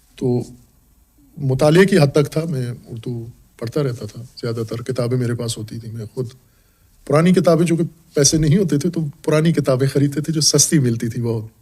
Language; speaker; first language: Urdu; native; Urdu